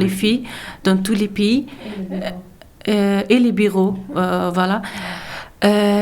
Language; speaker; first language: French; non-native, learner; Persian